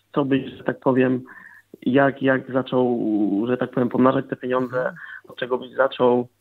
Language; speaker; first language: Polish; native; Polish